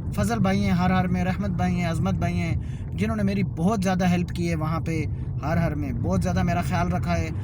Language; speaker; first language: Urdu; non-native, local second language; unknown